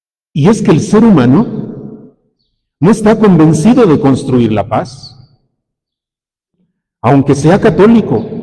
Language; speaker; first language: Spanish; native; Spanish